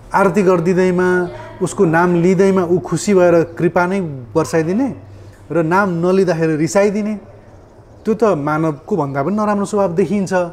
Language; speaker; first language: Nepali; native; Nepali